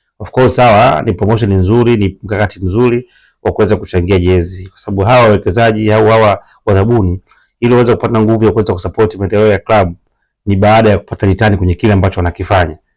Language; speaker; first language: Swahili; native; Swahili